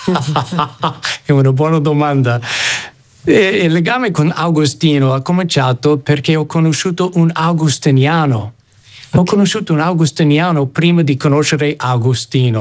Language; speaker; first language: Italian; non-native, fluent; English